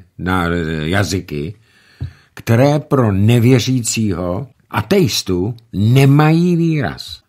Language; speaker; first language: Czech; native; Czech